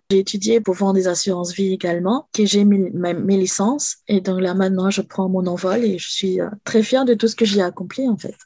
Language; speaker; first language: French; native; French